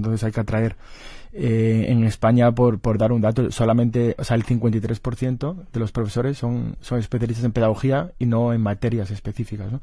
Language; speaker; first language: Spanish; native; Spanish